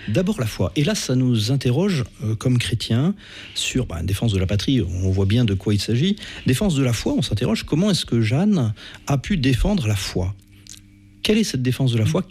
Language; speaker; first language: French; native; French